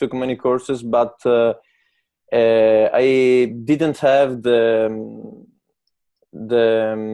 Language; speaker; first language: English; non-native, learner; Italian